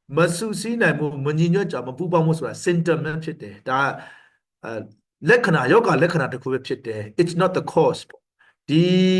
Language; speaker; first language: Burmese; non-native, local second language; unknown